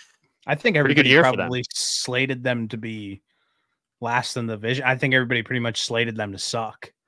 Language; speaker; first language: English; native; English